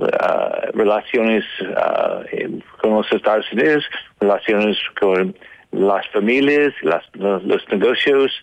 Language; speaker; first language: Spanish; non-native, learner; English